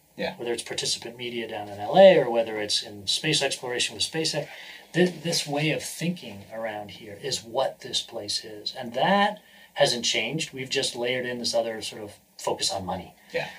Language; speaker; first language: English; native; English